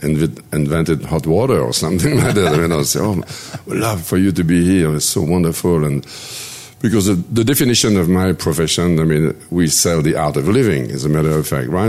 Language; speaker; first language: English; non-native, fluent; French